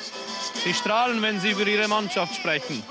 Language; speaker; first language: German; native; German